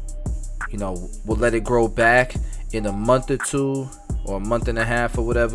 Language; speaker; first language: English; native; English